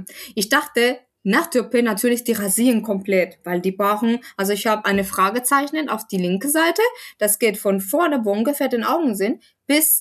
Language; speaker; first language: German; non-native, fluent; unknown